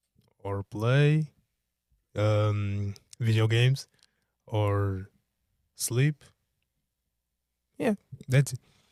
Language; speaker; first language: English; non-native, learner; Portuguese